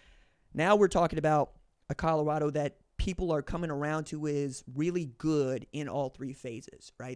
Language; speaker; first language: English; native; English